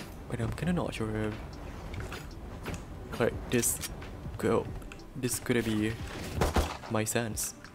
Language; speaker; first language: English; non-native, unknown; Indonesian